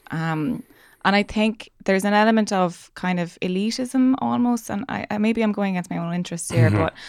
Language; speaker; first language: English; native; English